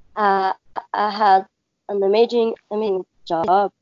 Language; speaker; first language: English; non-native, learner; French